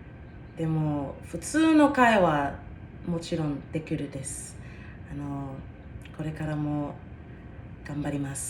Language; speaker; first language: Japanese; non-native, learner; English